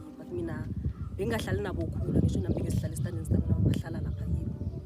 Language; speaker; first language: Zulu; non-native, local second language; South Ndebele